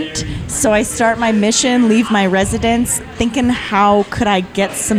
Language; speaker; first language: English; native; English